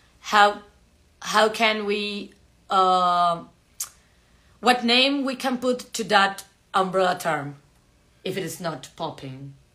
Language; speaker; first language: English; non-native, fluent; Spanish